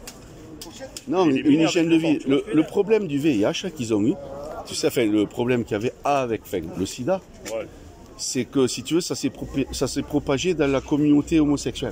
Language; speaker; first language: French; native; French